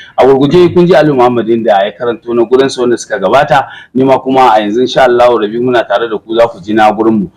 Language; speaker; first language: Hausa; native; Hausa